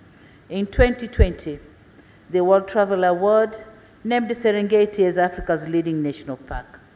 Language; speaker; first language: English; non-native, local second language; Swahili